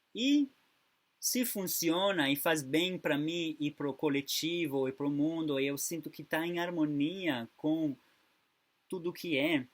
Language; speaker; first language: Portuguese; non-native, fluent; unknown